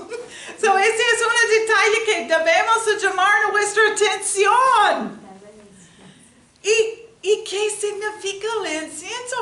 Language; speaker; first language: Spanish; non-native, learner; English